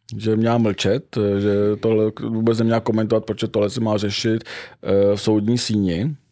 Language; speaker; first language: Czech; non-native, fluent; Armenian